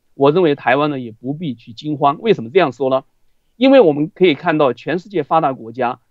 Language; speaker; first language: Chinese; native; Chinese